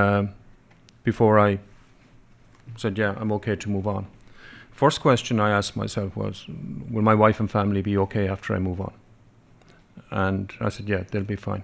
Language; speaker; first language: English; non-native, local second language; Irish